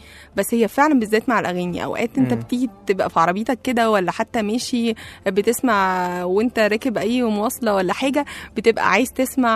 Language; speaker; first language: Arabic; native; Arabic